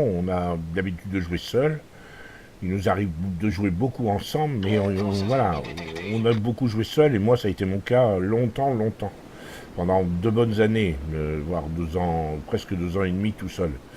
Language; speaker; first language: French; native; French